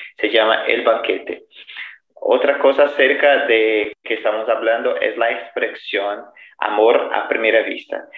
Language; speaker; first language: Spanish; non-native, fluent; Portuguese